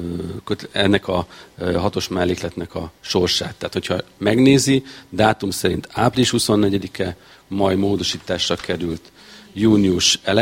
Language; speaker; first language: Hungarian; native; Hungarian